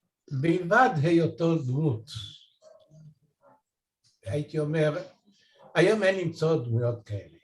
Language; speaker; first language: Hebrew; early bilingual, other home language; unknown